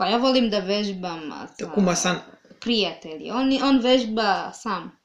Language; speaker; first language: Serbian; non-native, learner; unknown